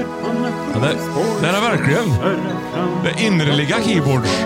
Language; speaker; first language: Swedish; native; Swedish